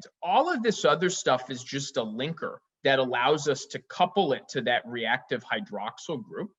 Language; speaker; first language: English; native; English